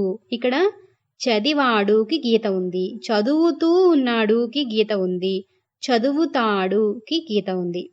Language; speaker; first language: Telugu; native; Telugu